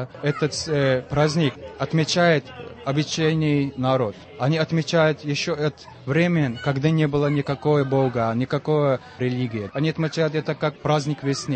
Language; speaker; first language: Russian; non-native, fluent; Azerbaijani